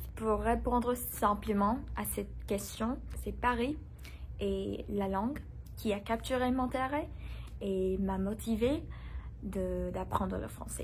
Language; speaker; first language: French; non-native, learner; English